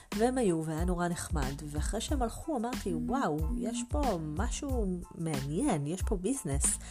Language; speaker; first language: Hebrew; native; Hebrew